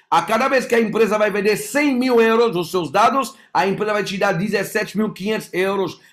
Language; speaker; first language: Portuguese; non-native, fluent; French